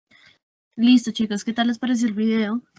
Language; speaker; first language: Spanish; native; Spanish